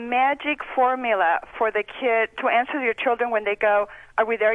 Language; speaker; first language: English; non-native, fluent; Spanish